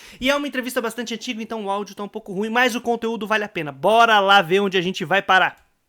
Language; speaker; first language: Portuguese; native; Portuguese